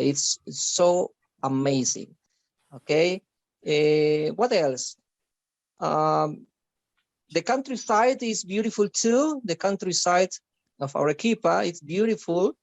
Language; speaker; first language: English; non-native, learner; Spanish